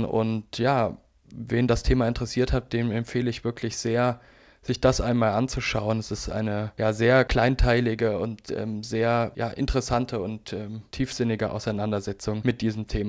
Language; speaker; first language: German; native; German